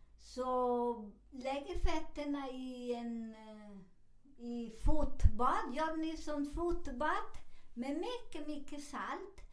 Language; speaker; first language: Swedish; non-native, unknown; Spanish